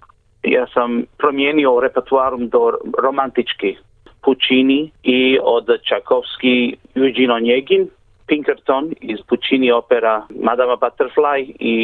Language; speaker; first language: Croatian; early bilingual, heritage; English